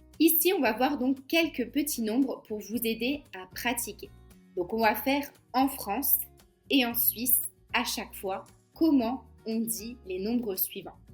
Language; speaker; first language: French; native; French